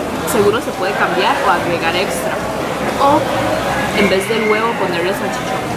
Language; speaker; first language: Spanish; early bilingual, other home language; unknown